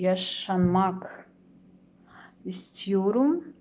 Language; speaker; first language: Turkish; non-native, learner; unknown